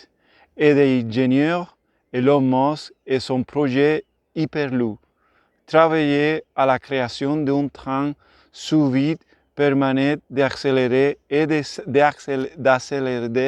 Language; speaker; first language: French; non-native, learner; Spanish